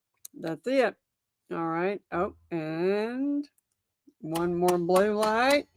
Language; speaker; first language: English; native; English